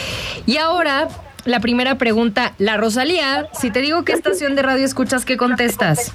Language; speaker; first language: Spanish; native; Spanish